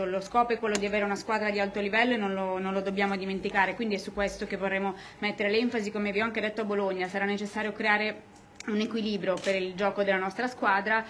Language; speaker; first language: Italian; native; Italian